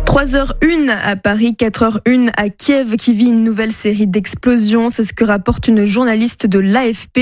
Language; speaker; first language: French; native; French